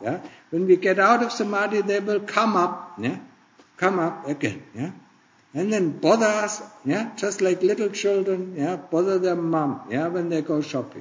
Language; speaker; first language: English; non-native, fluent; German